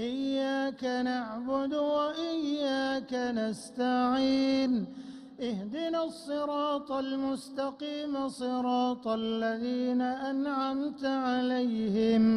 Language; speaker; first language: Arabic; native; Arabic